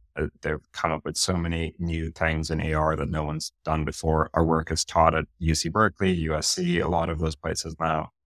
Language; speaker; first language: English; non-native, local second language; Urdu